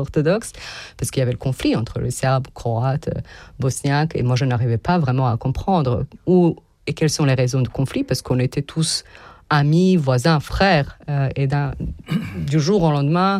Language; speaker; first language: French; non-native, fluent; Serbian